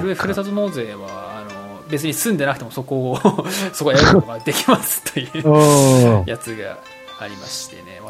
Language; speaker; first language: Japanese; native; Japanese